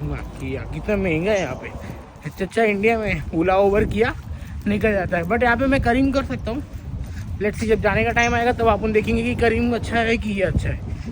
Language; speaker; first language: Hindi; native; Hindi